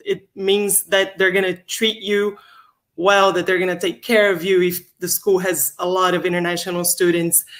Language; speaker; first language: English; non-native, fluent; Portuguese